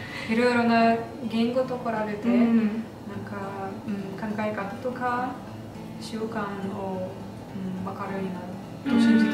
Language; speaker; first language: Japanese; non-native, fluent; Russian